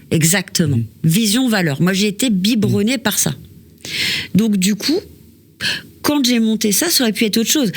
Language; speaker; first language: French; native; French